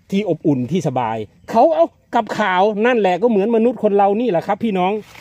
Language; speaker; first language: Thai; native; Thai